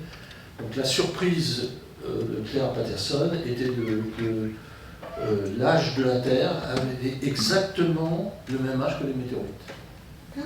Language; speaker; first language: French; native; French